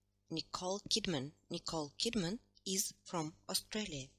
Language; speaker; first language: English; non-native, fluent; Russian